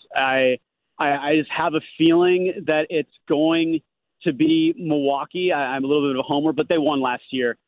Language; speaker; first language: English; native; English